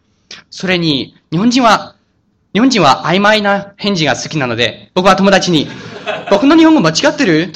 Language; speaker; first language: Japanese; non-native, fluent; English